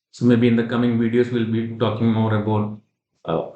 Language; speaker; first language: English; non-native, local second language; Malayalam